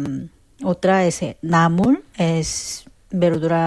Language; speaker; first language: Spanish; non-native, fluent; Korean